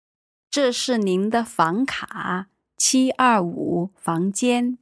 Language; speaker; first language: Chinese; native; Chinese